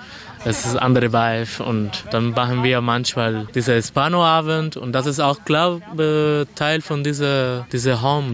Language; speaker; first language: German; non-native, fluent; Spanish